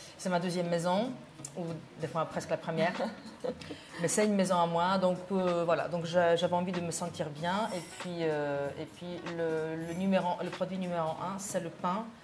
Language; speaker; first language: French; non-native, fluent; Polish